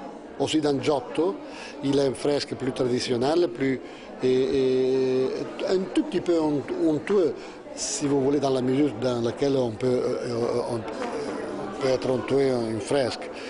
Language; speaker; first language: French; non-native, fluent; Italian